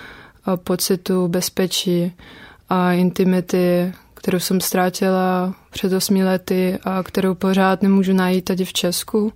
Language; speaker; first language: Czech; non-native, fluent; Russian